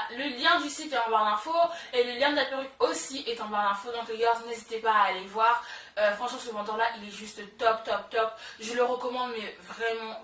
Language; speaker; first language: French; early bilingual, other home language; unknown